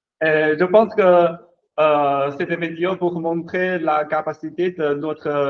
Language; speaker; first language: French; non-native, learner; Chinese